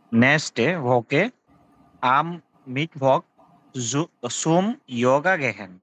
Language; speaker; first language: German; non-native, learner; Bangla